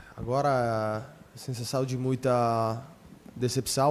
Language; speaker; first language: Portuguese; non-native, fluent; Italian